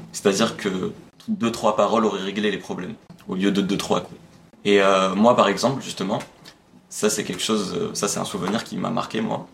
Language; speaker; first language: French; non-native, local second language; Arabic